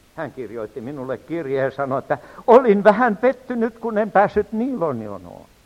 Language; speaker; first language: Finnish; native; Finnish